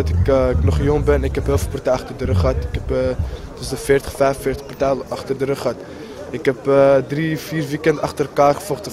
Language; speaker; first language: Dutch; native; Dutch